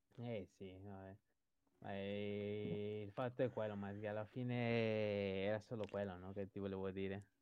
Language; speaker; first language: Italian; early bilingual, other home language; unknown